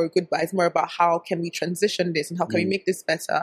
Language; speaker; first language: English; non-native, local second language; Yoruba